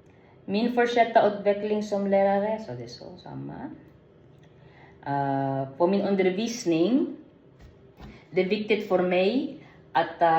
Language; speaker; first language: Swedish; non-native, learner; Filipino